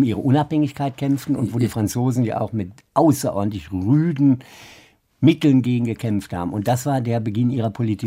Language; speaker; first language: German; native; German